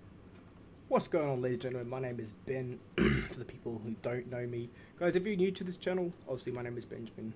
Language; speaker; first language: English; native; English